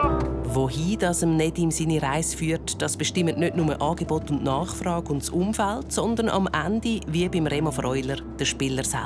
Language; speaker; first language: German; native; German